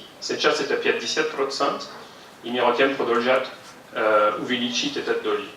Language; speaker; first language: Russian; non-native, fluent; French